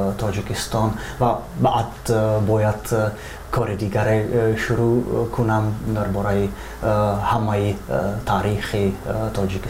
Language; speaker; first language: Persian; non-native, fluent; Czech